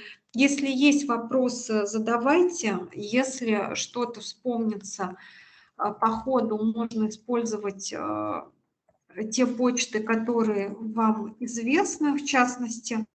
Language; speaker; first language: Russian; native; Russian